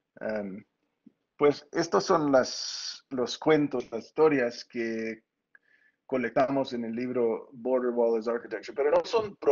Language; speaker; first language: Spanish; early bilingual, heritage; Spanish